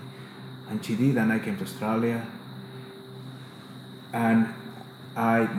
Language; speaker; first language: English; non-native, fluent; Spanish